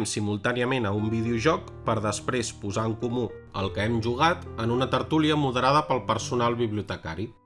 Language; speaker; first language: Catalan; native; Catalan